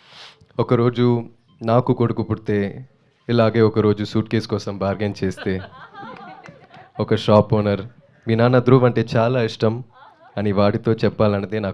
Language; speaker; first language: Telugu; non-native, learner; Tamil